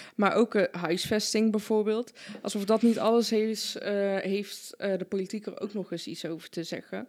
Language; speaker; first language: Dutch; early bilingual, other home language; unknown